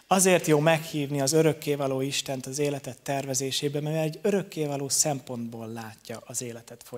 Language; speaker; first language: Hungarian; native; Hungarian